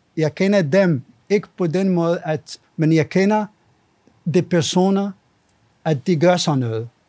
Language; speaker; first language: Danish; non-native, fluent; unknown